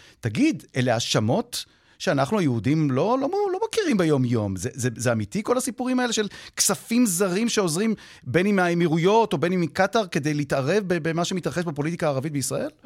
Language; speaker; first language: Hebrew; native; Hebrew